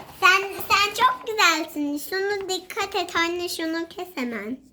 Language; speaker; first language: Turkish; native; Turkish